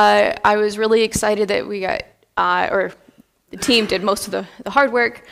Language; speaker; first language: English; native; English